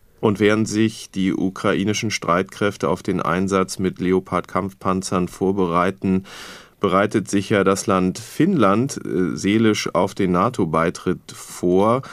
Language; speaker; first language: German; native; German